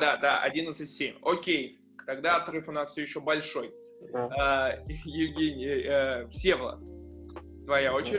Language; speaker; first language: Russian; native; Russian